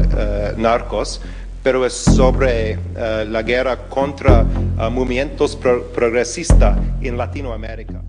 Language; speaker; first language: Spanish; non-native, learner; English